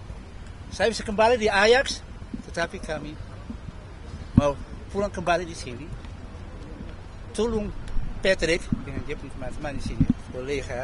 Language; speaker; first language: Indonesian; early bilingual, heritage; Indonesian